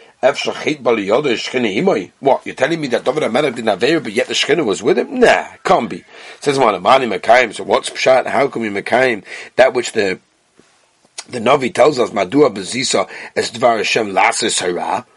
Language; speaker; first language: English; native; English